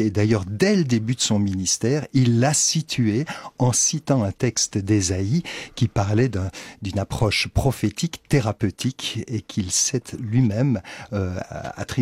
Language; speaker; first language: French; native; French